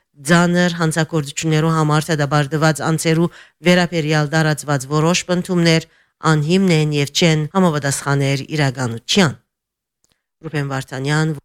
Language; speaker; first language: Armenian; early bilingual, heritage; Armenian